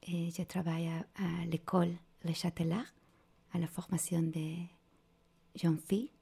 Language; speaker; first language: French; non-native, learner; Spanish